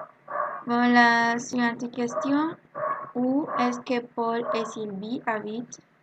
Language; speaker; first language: French; non-native, learner; Spanish